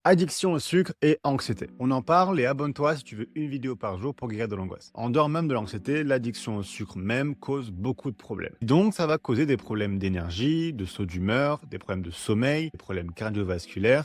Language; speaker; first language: French; native; French